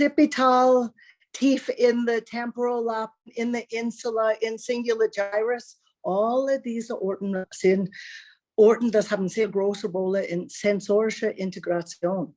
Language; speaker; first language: German; non-native, learner; English